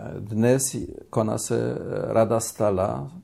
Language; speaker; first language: Czech; non-native, learner; Polish